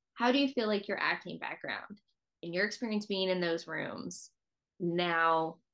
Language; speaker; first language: English; native; English